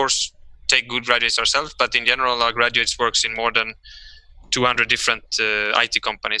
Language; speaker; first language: English; non-native, fluent; Swedish